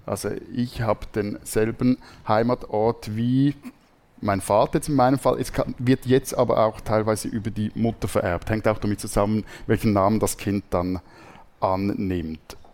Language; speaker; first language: German; native; German